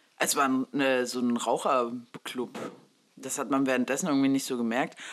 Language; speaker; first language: German; early bilingual, other home language; Spanish